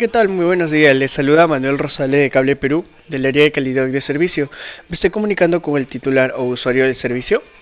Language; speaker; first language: Spanish; native; Spanish